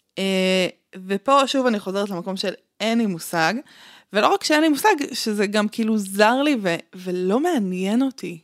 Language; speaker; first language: Hebrew; early bilingual, other home language; Russian